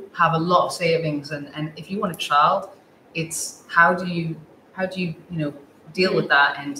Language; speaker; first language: English; native; English